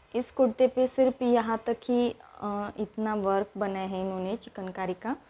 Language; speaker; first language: Hindi; native; Hindi